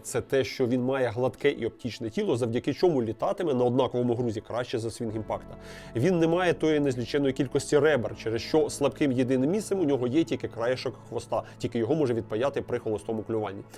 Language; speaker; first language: Ukrainian; native; Ukrainian